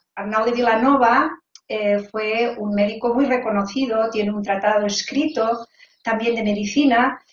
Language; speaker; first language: Spanish; native; Spanish